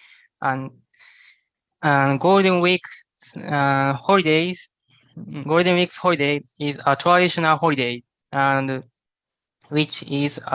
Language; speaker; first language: English; non-native, learner; Japanese